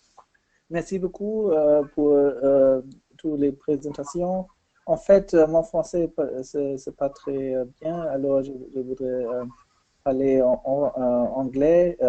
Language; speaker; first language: French; non-native, learner; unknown